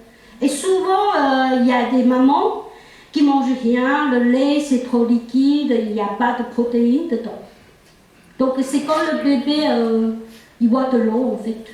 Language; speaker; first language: French; non-native, local second language; Chinese